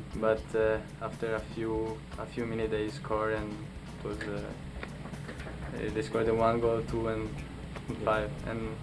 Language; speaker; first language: English; non-native, local second language; Filipino